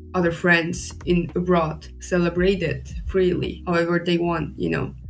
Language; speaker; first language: English; non-native, fluent; Turkish